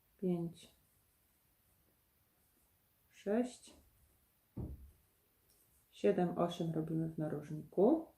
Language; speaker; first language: Polish; native; Polish